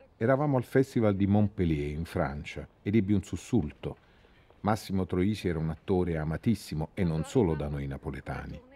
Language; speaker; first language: Italian; native; Italian